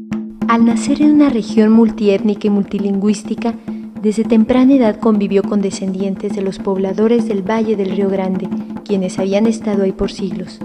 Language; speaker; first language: Spanish; native; Spanish